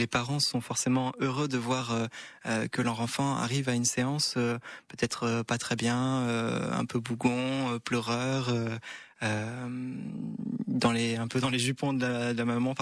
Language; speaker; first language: French; native; French